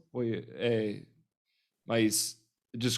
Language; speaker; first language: Portuguese; non-native, fluent; English